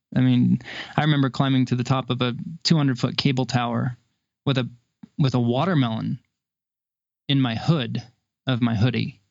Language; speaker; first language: English; native; English